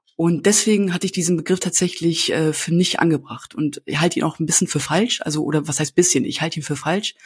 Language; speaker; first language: German; native; German